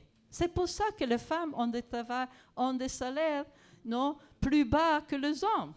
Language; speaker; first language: French; non-native, fluent; Italian